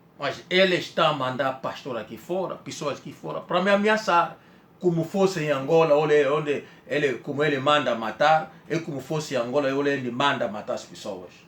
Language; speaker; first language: Portuguese; native; Portuguese